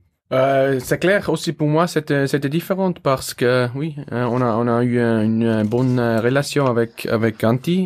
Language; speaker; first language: French; non-native, local second language; German